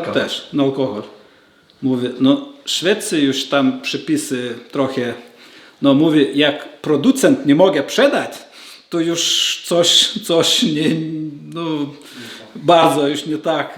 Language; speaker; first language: Polish; non-native, learner; Lithuanian